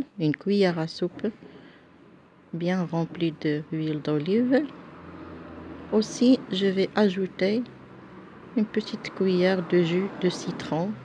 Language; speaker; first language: French; non-native, local second language; Arabic